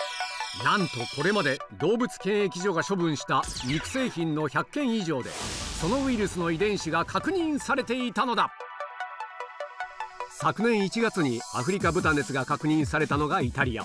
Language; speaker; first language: Japanese; native; Japanese